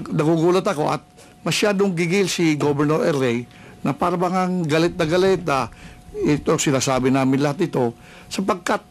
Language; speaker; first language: Filipino; non-native, local second language; Bikol